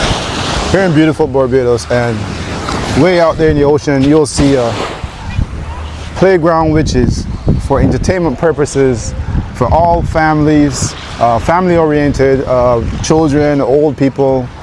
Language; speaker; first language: English; native; English